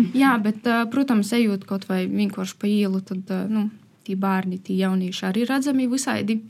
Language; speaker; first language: Latvian; native; Latvian